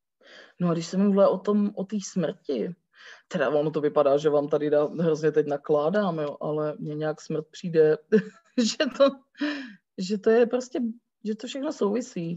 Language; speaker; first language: Czech; native; Czech